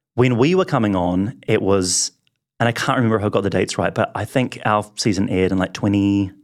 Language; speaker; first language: English; native; English